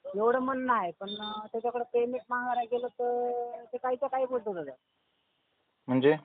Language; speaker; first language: Marathi; native; Marathi